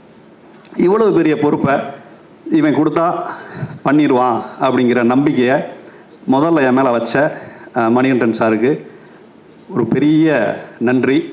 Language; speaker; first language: Tamil; native; Tamil